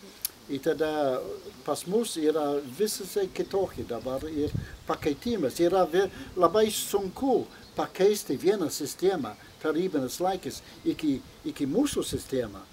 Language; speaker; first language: Lithuanian; non-native, learner; English